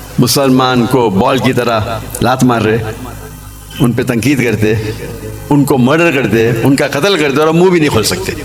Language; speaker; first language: Urdu; non-native, local second language; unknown